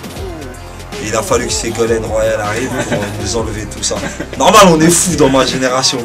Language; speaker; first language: French; early bilingual, other home language; Arabic